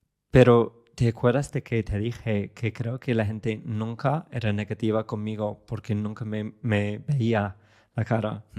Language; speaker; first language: Spanish; non-native, fluent; English